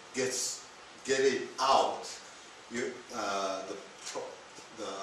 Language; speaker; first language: English; non-native, fluent; Japanese